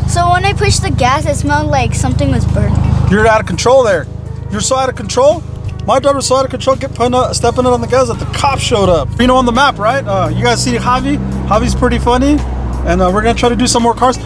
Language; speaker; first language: English; native; English